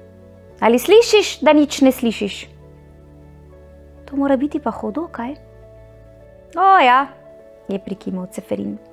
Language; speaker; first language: Slovenian; native; Slovenian